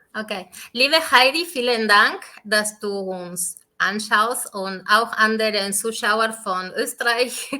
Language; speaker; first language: German; non-native, fluent; Spanish